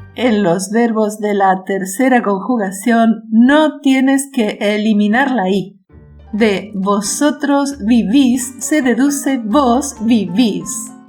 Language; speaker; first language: Spanish; native; Spanish